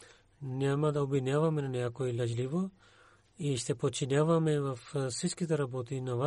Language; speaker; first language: Bulgarian; non-native, learner; Urdu